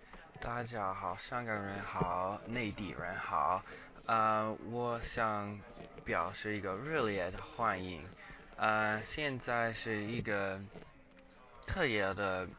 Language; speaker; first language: Chinese; non-native, learner; English